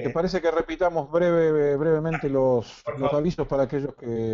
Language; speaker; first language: Spanish; native; Spanish